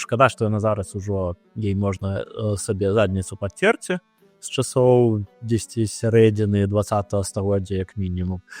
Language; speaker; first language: Belarusian; non-native, local second language; Russian